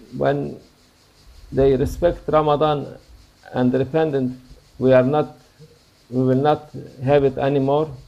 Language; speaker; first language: English; non-native, learner; Turkish